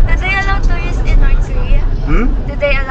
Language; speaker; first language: English; non-native, local second language; Filipino